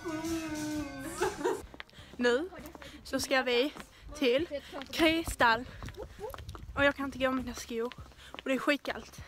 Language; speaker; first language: Swedish; native; Swedish